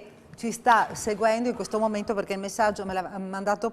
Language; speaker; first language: Italian; native; Italian